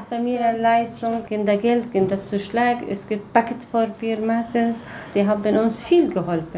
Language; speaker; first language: German; non-native, learner; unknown